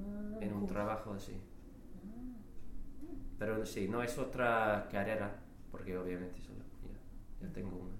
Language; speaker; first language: Spanish; non-native, learner; English